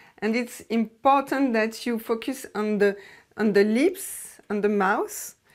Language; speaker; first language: English; non-native, fluent; French